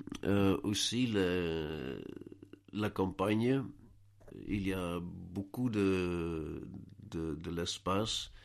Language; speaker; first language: French; non-native, learner; Dutch